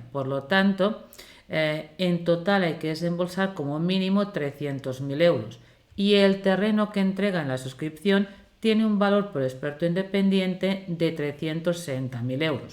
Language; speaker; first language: Spanish; native; Spanish